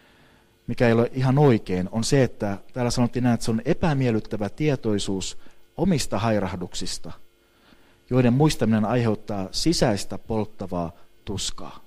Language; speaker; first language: Finnish; native; Finnish